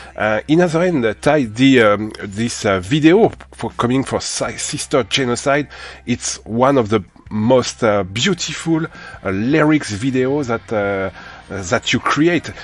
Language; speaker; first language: English; non-native, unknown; French